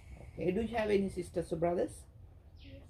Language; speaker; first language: English; non-native, learner; Sinhala